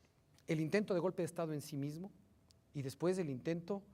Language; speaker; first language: Spanish; native; Spanish